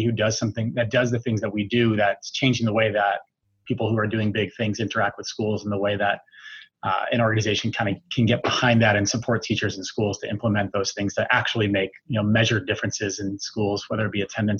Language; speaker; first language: English; native; English